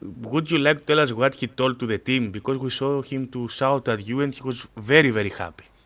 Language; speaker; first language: English; non-native, learner; Greek